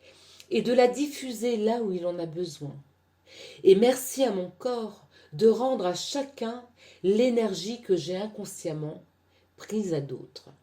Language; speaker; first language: French; native; French